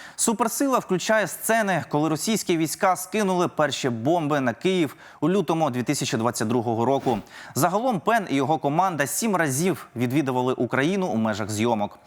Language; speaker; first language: Ukrainian; native; Ukrainian